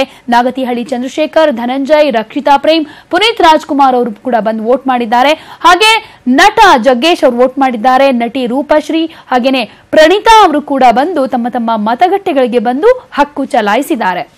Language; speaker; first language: Kannada; native; Kannada